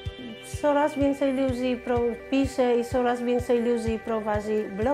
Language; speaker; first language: Polish; non-native, fluent; Vietnamese